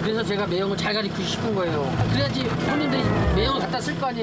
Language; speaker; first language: Korean; native; Korean